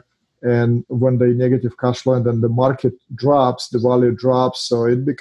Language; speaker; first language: English; non-native, fluent; Russian